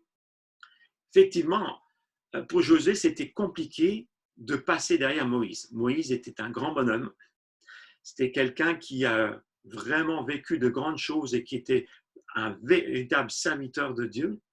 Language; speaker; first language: French; native; French